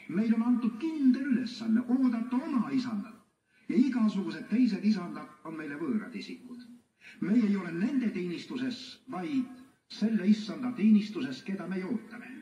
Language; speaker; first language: Estonian; native; Estonian